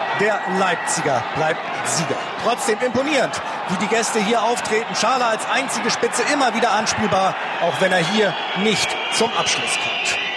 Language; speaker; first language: German; native; German